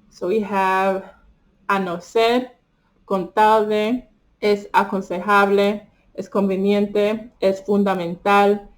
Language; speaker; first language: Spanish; early bilingual, heritage; Spanish